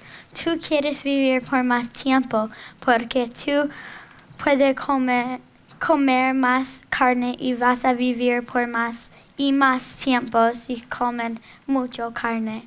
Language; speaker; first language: Spanish; non-native, learner; English